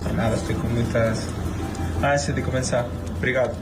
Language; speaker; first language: Portuguese; non-native, learner; Spanish